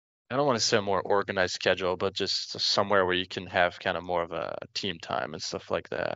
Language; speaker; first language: English; non-native, fluent; French